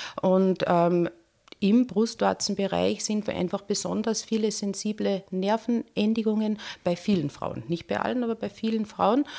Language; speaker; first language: German; native; German